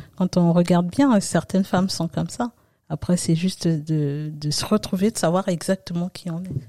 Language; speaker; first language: French; early bilingual, other home language; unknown